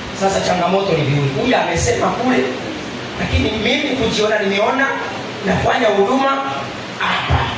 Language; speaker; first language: Swahili; non-native, local second language; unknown